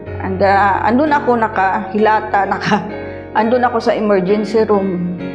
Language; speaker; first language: Filipino; non-native, local second language; Hiligaynon